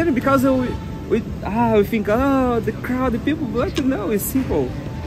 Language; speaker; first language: English; non-native, fluent; Portuguese